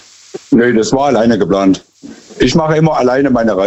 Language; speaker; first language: German; native; German